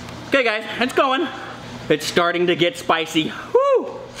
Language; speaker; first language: English; native; English